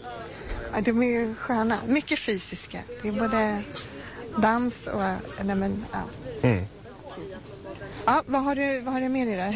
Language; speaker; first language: Swedish; native; Swedish